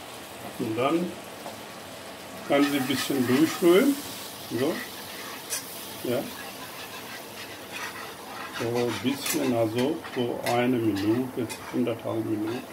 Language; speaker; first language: German; non-native, learner; Urdu